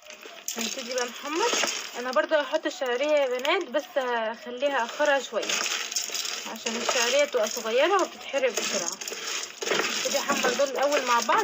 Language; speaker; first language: Arabic; native; Arabic